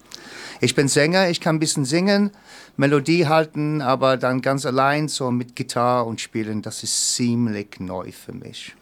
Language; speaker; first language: German; non-native, fluent; English